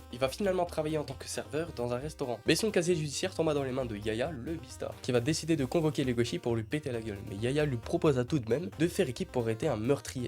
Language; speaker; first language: French; native; French